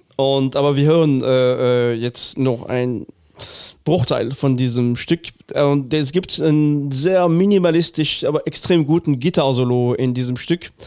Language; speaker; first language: German; non-native, fluent; French